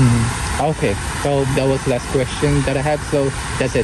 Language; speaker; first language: English; non-native, learner; Japanese